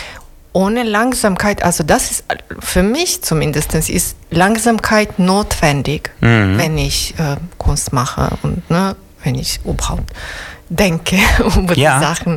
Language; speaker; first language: German; non-native, fluent; Italian